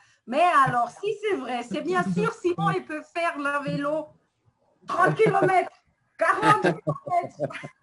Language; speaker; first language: French; non-native, fluent; German